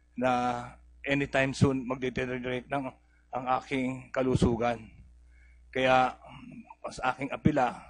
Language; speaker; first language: Filipino; native; Filipino